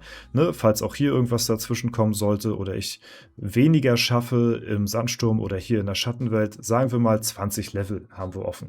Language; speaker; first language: German; native; German